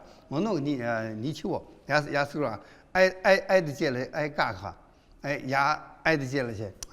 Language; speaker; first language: Russian; non-native, learner; Chinese